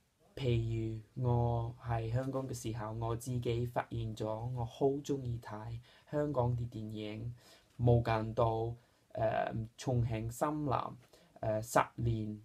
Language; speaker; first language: Cantonese; non-native, fluent; English